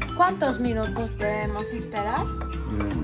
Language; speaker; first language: Spanish; non-native, fluent; Turkish